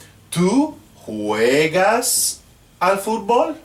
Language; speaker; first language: Spanish; non-native, fluent; English